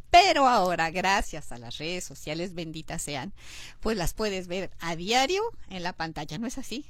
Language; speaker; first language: Spanish; native; Spanish